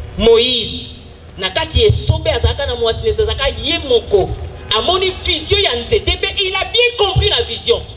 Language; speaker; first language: Lingala; native; Lingala